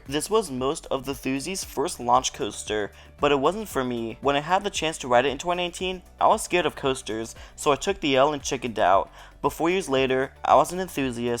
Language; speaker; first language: English; native; English